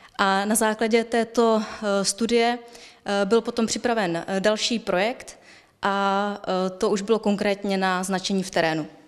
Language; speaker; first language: Czech; native; Czech